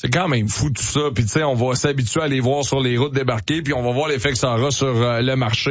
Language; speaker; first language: French; native; French